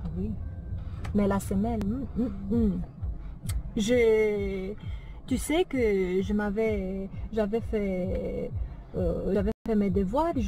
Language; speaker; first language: French; non-native, fluent; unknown